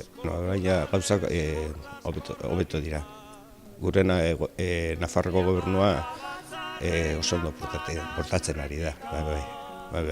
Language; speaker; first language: Basque; non-native, local second language; Spanish